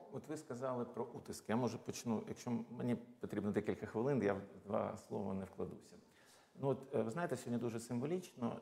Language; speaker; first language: Ukrainian; non-native, local second language; Russian